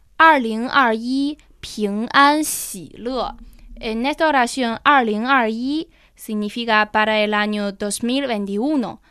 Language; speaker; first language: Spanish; non-native, fluent; Chinese